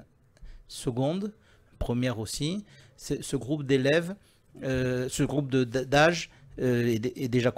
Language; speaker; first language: French; native; French